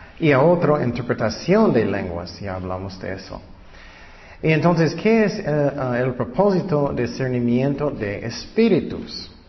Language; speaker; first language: Spanish; non-native, fluent; English